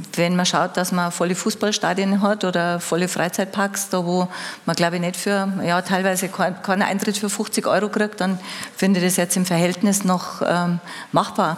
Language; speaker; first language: German; native; German